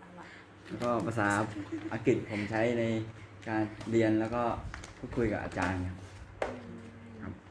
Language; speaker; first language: Thai; non-native, local second language; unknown